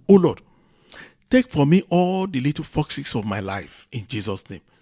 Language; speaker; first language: English; non-native, local second language; Yoruba